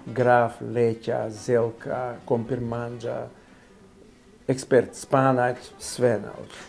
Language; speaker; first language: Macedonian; native; Macedonian